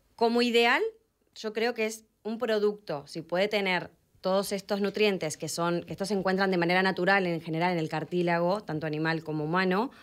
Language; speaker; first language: Spanish; native; Spanish